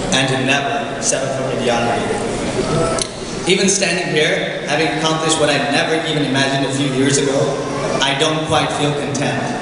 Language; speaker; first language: English; non-native, local second language; Nepali